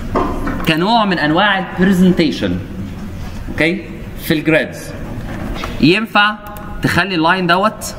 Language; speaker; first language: Arabic; native; Arabic